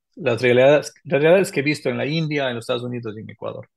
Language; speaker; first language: Spanish; native; Spanish